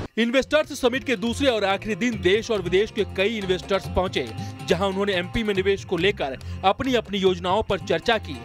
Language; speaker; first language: Hindi; native; Hindi